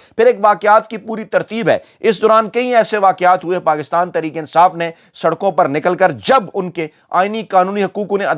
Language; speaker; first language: Urdu; native; Urdu